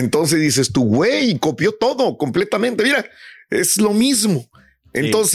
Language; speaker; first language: Spanish; native; Spanish